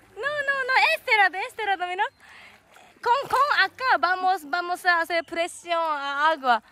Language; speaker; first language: Spanish; non-native, fluent; Japanese